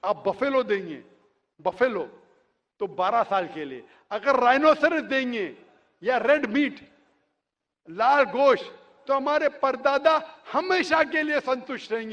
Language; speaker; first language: Hindi; native; Hindi